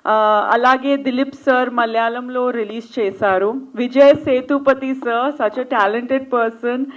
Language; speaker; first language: Telugu; non-native, fluent; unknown